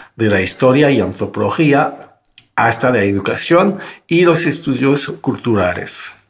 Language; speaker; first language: Spanish; non-native, fluent; French